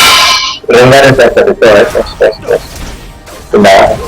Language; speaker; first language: Basque; non-native, local second language; Spanish